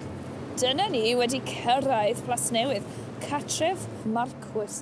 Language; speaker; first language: Welsh; non-native, learner; English